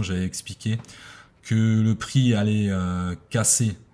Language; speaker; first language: French; native; French